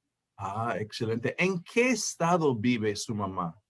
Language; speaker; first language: Spanish; non-native, fluent; English